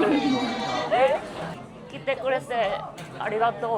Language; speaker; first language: Japanese; non-native, learner; Korean